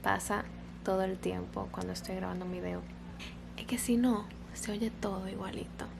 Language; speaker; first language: Spanish; early bilingual, other home language; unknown